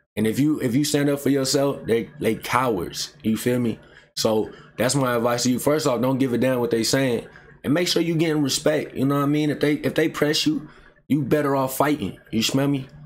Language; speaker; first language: English; native; English